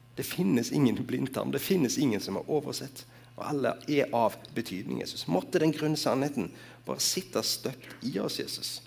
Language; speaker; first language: Norwegian; native; Norwegian